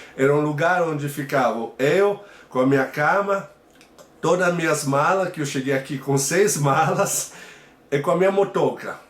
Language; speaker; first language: Portuguese; non-native, fluent; Italian